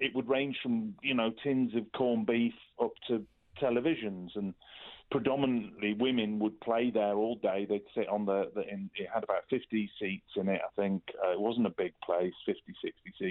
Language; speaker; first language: English; native; English